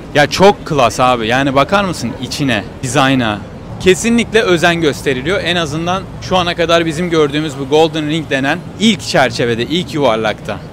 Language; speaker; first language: Turkish; native; Turkish